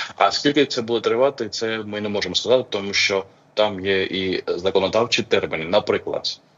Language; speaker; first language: Ukrainian; non-native, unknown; Georgian